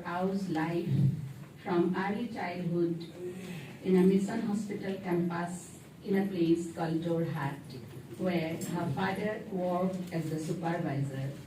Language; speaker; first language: English; non-native, local second language; Assamese